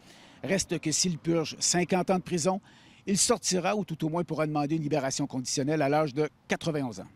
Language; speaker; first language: French; native; French